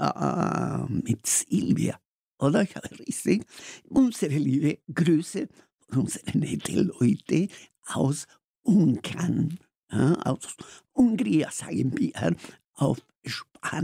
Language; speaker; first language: German; non-native, learner; Spanish